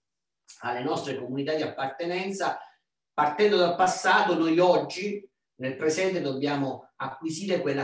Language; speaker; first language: Italian; native; Italian